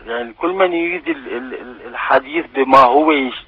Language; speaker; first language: Arabic; native; Arabic